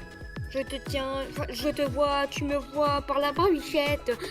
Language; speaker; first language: French; native; French